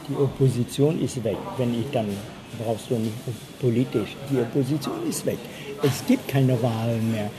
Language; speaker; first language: German; non-native, fluent; Khmer